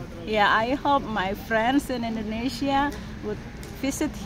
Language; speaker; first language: English; non-native, learner; Indonesian